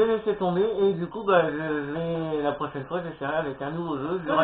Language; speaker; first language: French; native; French